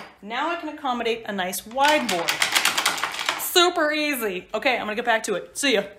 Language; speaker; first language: English; native; English